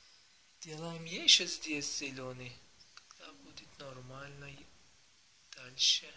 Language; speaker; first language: Russian; non-native, learner; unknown